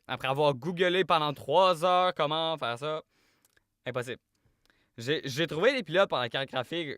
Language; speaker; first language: French; native; French